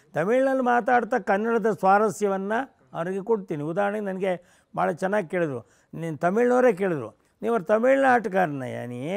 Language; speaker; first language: Kannada; non-native, local second language; Tamil